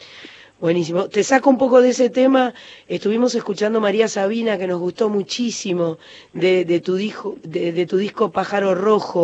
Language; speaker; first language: Spanish; native; Spanish